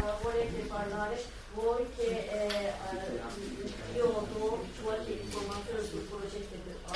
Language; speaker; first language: Italian; non-native, learner; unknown